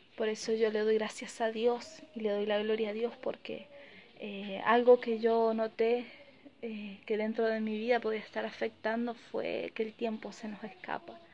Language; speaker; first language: Spanish; native; Spanish